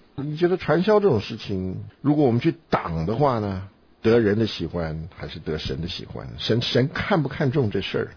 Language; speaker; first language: Chinese; native; Chinese